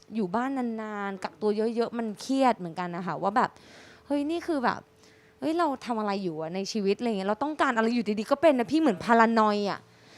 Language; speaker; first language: Thai; native; Thai